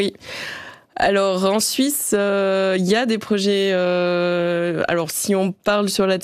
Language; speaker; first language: French; native; French